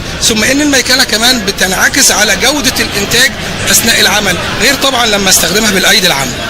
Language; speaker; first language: Arabic; native; Arabic